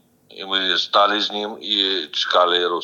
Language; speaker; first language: Polish; non-native, learner; Ukrainian